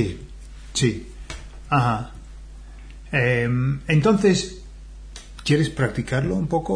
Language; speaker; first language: Spanish; non-native, fluent; English